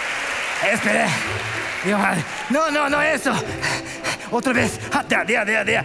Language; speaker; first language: Spanish; non-native, learner; Japanese